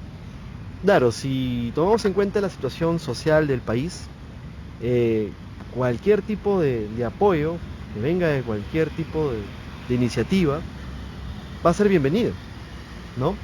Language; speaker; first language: Spanish; native; Spanish